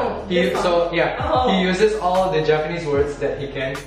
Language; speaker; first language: English; non-native, fluent; Indonesian